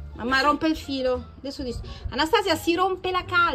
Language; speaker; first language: Italian; native; Italian